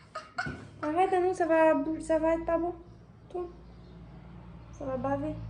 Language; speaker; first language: French; native; French